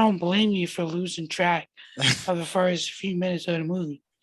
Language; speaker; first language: English; native; English